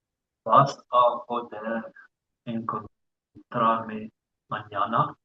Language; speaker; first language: Spanish; non-native, learner; English